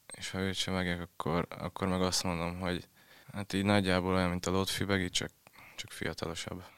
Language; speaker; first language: Hungarian; native; Hungarian